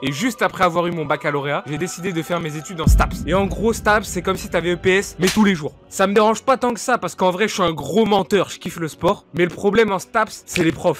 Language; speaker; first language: French; native; French